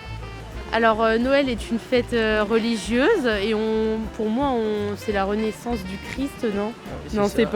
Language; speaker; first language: French; native; French